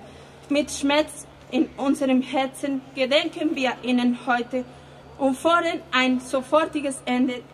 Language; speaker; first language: German; non-native, fluent; Spanish